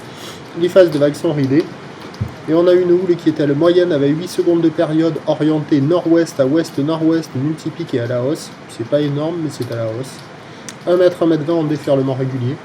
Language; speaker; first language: French; native; French